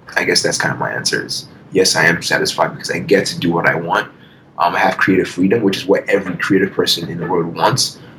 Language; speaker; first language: English; early bilingual, other home language; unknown